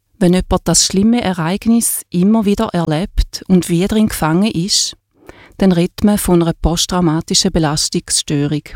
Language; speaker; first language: German; native; German